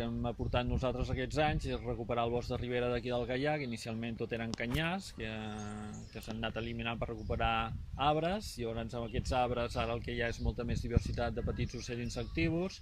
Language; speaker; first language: Catalan; native; Catalan